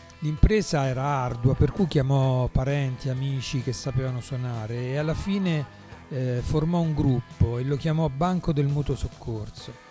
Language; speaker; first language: Italian; native; Italian